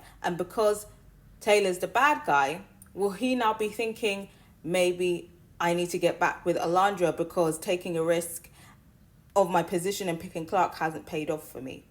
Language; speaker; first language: English; native; English